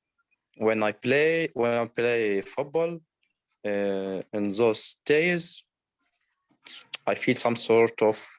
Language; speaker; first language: English; non-native, learner; Arabic